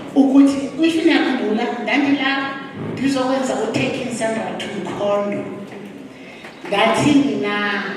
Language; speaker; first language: Zulu; non-native, local second language; Xhosa